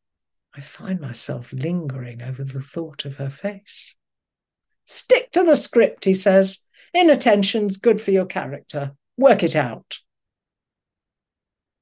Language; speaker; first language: English; native; English